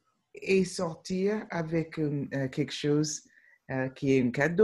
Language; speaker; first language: French; non-native, fluent; English